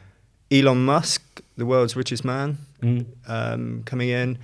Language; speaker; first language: English; native; English